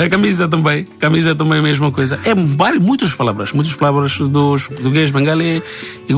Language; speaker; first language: Portuguese; non-native, learner; Bangla